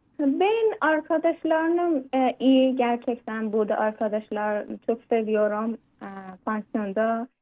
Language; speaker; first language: Turkish; non-native, learner; Persian